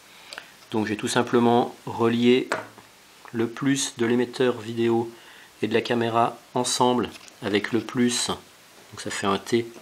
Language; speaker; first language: French; native; French